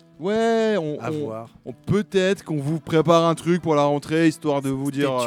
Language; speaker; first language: French; native; French